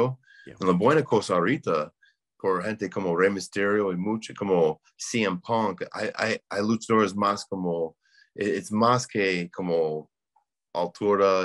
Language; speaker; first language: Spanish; non-native, learner; English